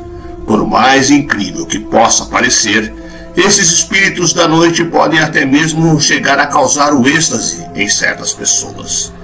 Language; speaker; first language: Portuguese; native; Portuguese